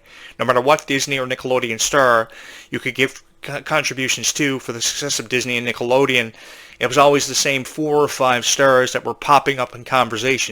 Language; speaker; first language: English; native; English